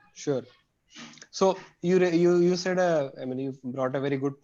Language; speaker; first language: English; non-native, local second language; Hindi